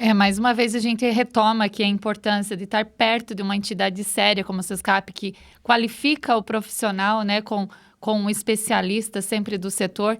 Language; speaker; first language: Portuguese; native; Portuguese